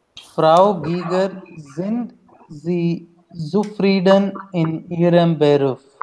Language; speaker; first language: German; non-native, learner; Hindi